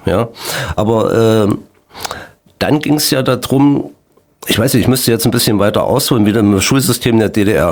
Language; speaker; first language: German; native; German